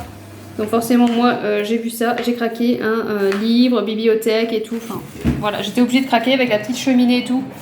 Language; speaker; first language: French; native; French